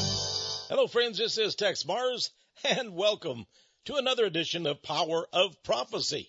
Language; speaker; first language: English; native; English